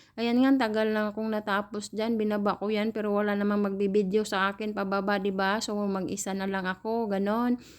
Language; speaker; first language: Filipino; native; Filipino